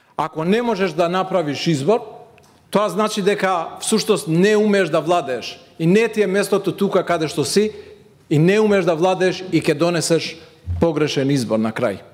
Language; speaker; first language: Macedonian; non-native, local second language; Albanian